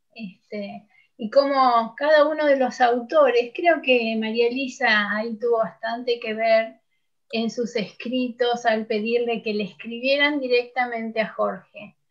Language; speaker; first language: Spanish; native; Spanish